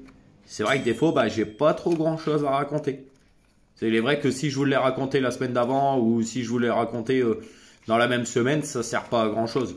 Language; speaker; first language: French; native; French